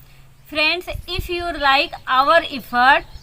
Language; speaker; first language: English; non-native, learner; Hindi